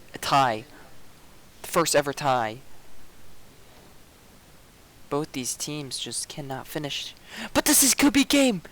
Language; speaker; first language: English; native; English